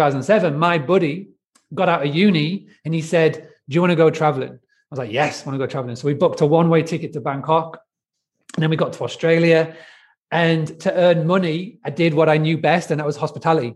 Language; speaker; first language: English; native; English